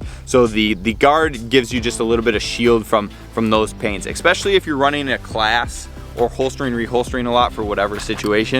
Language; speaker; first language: English; native; English